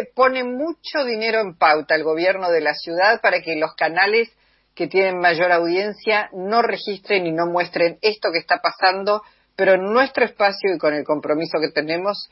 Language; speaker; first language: Spanish; native; Spanish